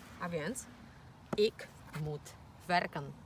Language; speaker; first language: Dutch; non-native, fluent; Polish